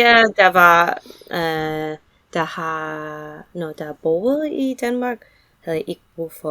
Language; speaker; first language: Danish; non-native, learner; English